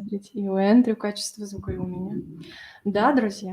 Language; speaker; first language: Russian; native; Russian